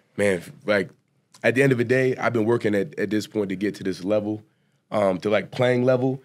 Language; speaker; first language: English; native; English